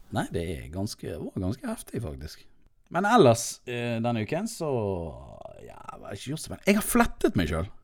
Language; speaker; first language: Norwegian; native; Norwegian